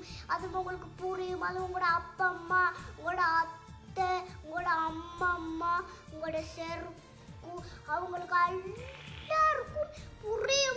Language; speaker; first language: Tamil; early bilingual, heritage; Tamil